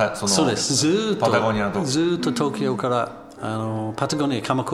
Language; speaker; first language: Japanese; non-native, learner; English